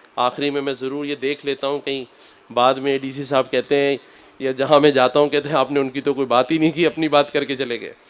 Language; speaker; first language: Urdu; native; Urdu